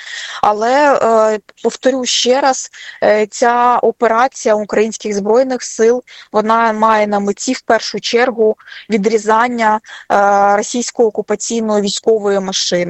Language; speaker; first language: Ukrainian; native; Ukrainian